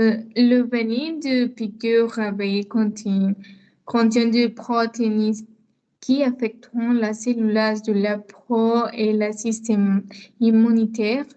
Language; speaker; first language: French; non-native, learner; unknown